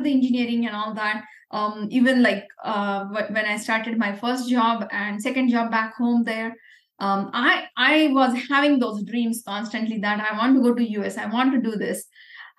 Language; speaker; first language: English; non-native, local second language; Marathi